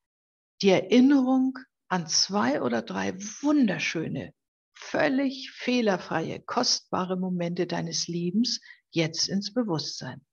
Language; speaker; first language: German; native; German